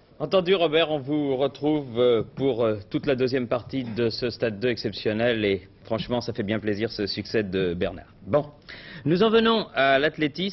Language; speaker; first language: French; native; French